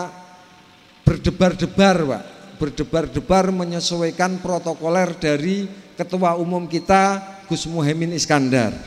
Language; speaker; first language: Indonesian; native; Indonesian